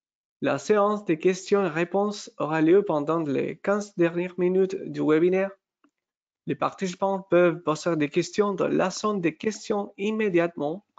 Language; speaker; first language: French; non-native, fluent; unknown